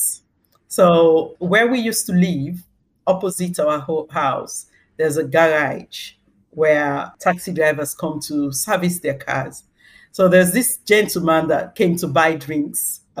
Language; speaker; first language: English; non-native, local second language; Krio